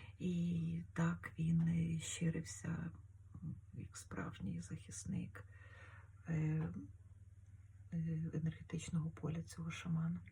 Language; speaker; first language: Ukrainian; native; Ukrainian